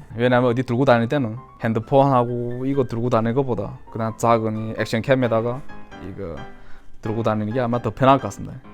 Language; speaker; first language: Korean; early bilingual, heritage; Korean